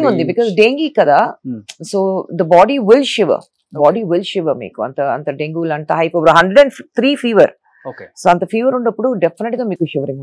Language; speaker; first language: Telugu; non-native, fluent; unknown